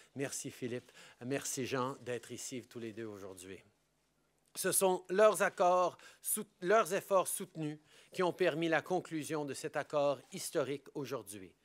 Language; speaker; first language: French; native; French